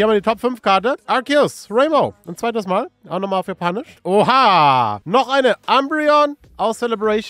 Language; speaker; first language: German; native; German